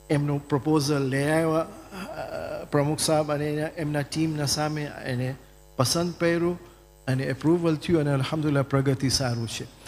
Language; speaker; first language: Gujarati; early bilingual, heritage; Gujarati